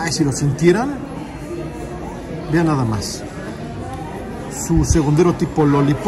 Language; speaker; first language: Spanish; native; Spanish